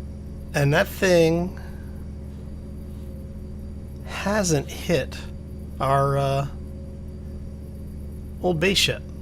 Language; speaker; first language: English; native; English